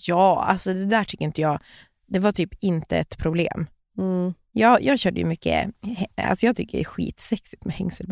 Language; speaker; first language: Swedish; native; Swedish